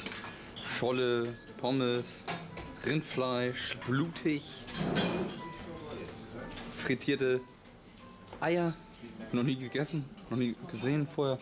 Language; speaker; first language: German; native; German